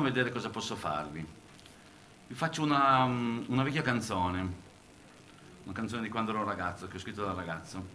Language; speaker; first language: Italian; native; Italian